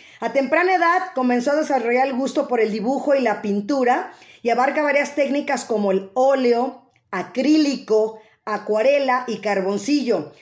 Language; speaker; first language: Spanish; native; Spanish